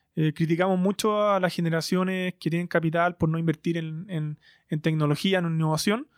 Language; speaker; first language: Spanish; native; Spanish